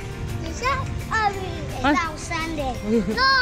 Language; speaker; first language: Spanish; early bilingual, other home language; Filipino